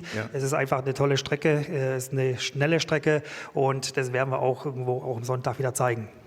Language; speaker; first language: German; native; German